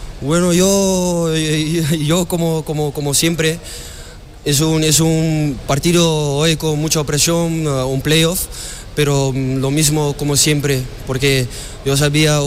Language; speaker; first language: Spanish; non-native, learner; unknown